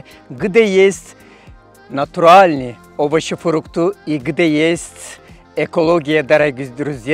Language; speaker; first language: Russian; non-native, fluent; Turkish